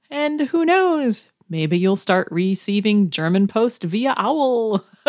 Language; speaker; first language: English; native; English